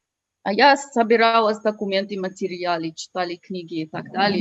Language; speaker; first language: Russian; non-native, fluent; English